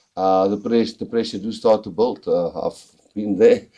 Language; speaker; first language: English; non-native, local second language; Afrikaans